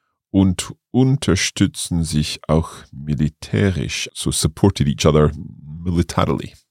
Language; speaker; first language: German; non-native, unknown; English